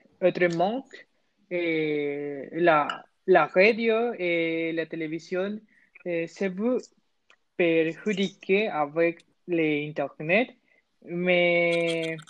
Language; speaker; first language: French; non-native, learner; Spanish